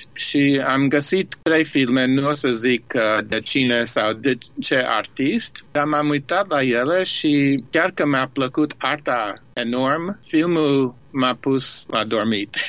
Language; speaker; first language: Romanian; early bilingual, heritage; Romanian